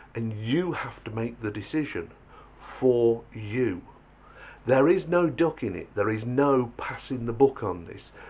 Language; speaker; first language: English; native; English